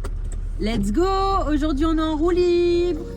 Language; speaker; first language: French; native; French